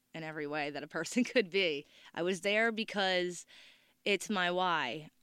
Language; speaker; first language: English; native; English